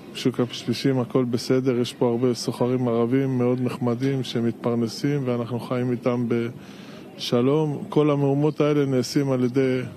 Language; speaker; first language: Hebrew; native; Hebrew